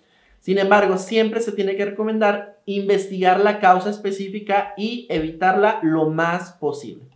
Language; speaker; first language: Spanish; native; Spanish